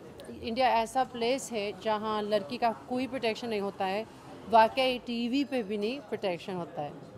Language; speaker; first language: Hindi; early bilingual, heritage; English